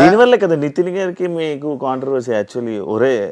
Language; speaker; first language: Telugu; native; Telugu